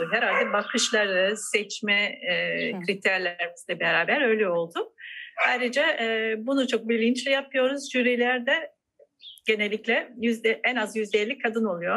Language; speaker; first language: Turkish; non-native, fluent; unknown